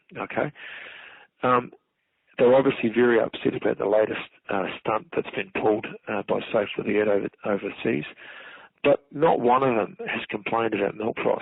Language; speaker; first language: English; native; English